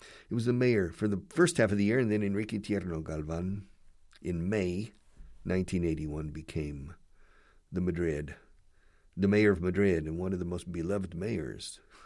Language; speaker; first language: English; native; English